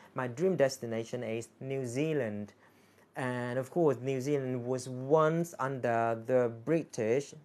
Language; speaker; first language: English; non-native, fluent; Thai